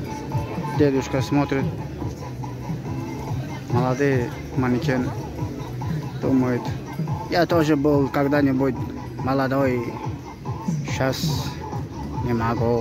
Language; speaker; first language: Russian; non-native, learner; Azerbaijani